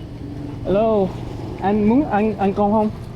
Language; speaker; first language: Vietnamese; non-native, learner; English